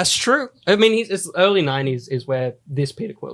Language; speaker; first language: English; native; English